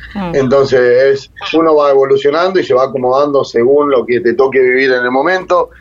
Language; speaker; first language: Spanish; native; Spanish